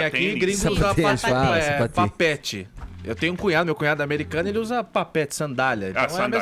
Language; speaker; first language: Portuguese; native; Portuguese